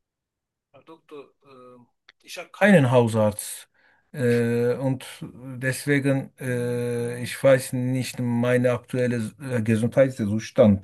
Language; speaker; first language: German; non-native, learner; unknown